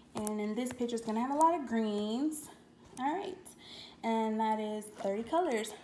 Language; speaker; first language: English; native; English